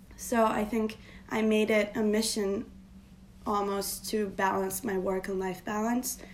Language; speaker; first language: English; non-native, fluent; Turkish